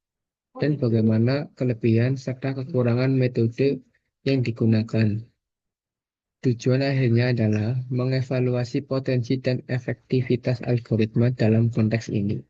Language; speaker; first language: Indonesian; native; Indonesian